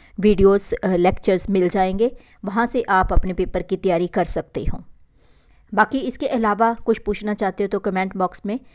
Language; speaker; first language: Hindi; non-native, local second language; Punjabi